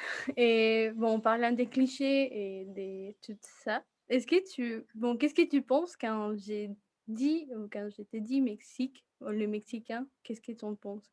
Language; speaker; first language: French; non-native, fluent; Spanish